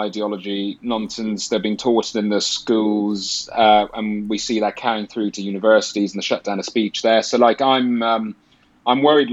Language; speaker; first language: English; native; English